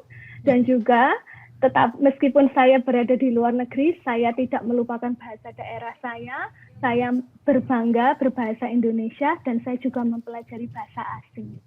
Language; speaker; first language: Indonesian; non-native, local second language; Javanese